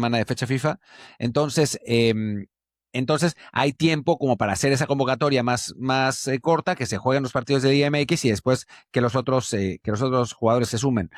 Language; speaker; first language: Spanish; native; Spanish